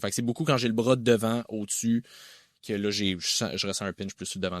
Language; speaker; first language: French; native; French